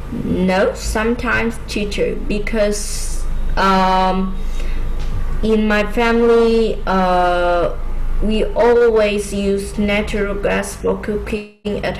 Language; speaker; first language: English; non-native, learner; Vietnamese